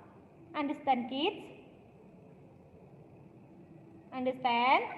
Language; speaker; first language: English; non-native, learner; Indonesian